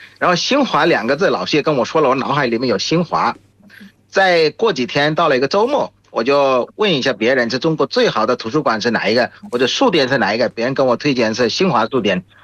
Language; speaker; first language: Chinese; non-native, fluent; Bangla